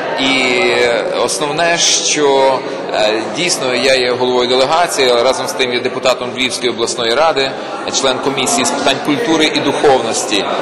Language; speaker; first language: Ukrainian; native; Ukrainian